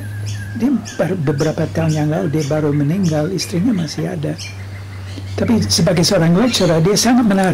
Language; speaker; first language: Indonesian; non-native, fluent; English